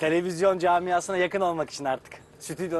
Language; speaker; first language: Turkish; native; Turkish